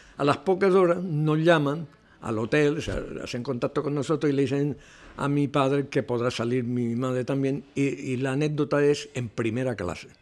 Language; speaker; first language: Spanish; non-native, local second language; Catalan